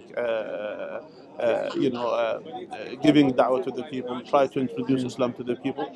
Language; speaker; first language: English; non-native, fluent; Arabic